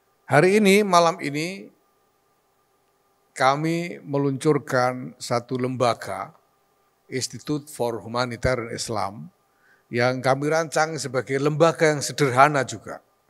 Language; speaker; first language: Indonesian; native; Indonesian